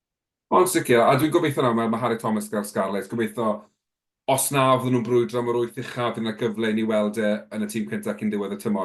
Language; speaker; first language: Welsh; native; Welsh